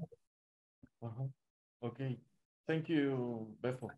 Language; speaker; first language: English; non-native, fluent; Spanish